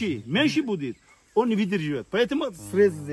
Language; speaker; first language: Russian; non-native, learner; Tajik